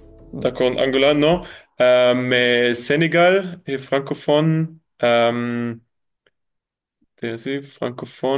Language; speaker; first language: French; non-native, learner; German